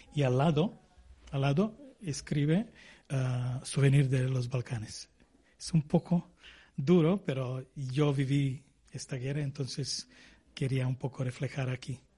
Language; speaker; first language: Spanish; non-native, learner; Serbian